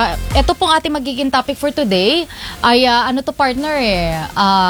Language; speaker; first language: Filipino; native; Filipino